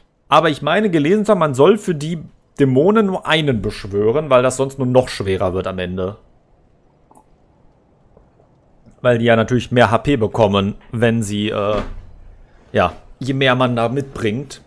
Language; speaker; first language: German; native; German